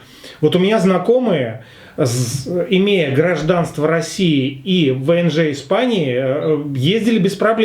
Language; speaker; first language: Russian; native; Russian